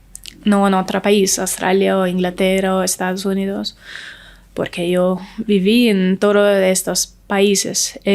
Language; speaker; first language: Spanish; non-native, learner; English